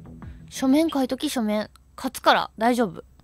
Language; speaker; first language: Japanese; native; Japanese